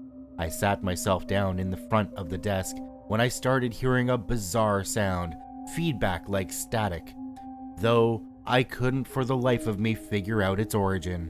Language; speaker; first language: English; native; English